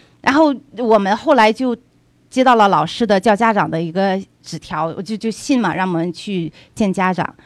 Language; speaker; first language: Chinese; native; Chinese